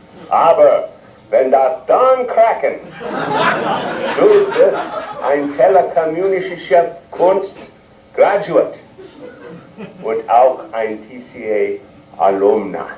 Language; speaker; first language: German; non-native, learner; English